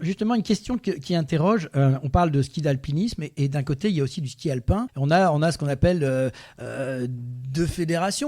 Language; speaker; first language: French; native; French